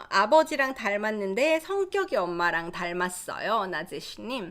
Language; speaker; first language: Korean; native; Korean